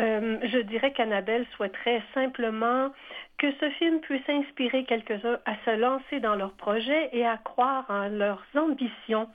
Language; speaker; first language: French; native; French